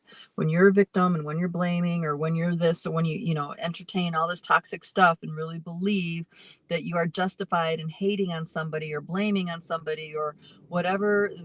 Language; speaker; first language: English; native; English